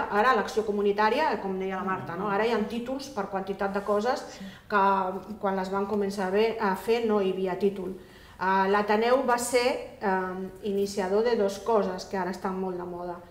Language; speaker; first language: Catalan; non-native, local second language; Spanish